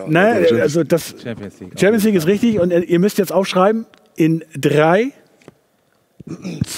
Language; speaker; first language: German; native; German